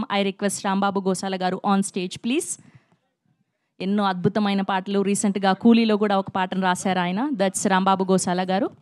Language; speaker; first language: Telugu; native; Telugu